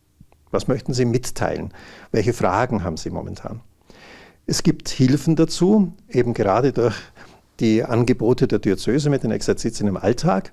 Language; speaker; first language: German; native; German